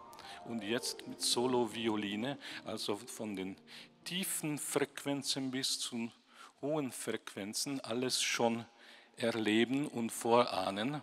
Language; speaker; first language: German; non-native, fluent; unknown